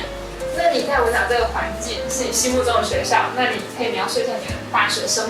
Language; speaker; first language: Chinese; native; Chinese